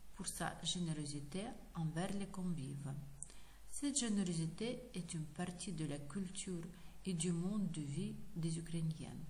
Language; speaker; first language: French; non-native, fluent; Ukrainian